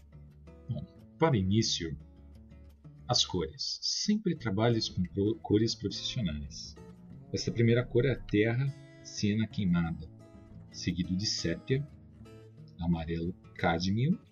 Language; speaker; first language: Portuguese; native; Portuguese